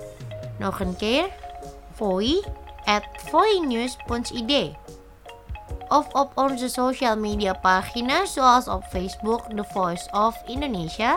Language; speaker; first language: Dutch; non-native, learner; Indonesian